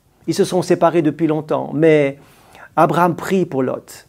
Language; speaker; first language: French; native; French